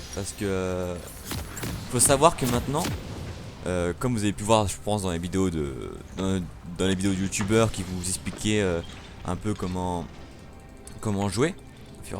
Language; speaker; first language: French; native; French